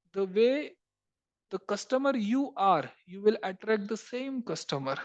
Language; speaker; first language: Hindi; non-native, local second language; Marathi